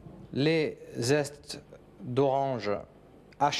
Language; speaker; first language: French; native; French